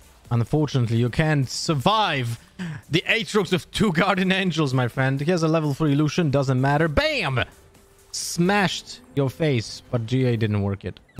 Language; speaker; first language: English; non-native, fluent; Polish